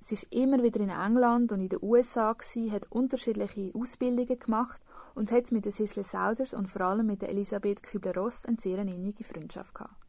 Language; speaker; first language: German; native; German